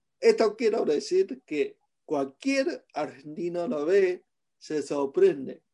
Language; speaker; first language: Spanish; non-native, fluent; Chinese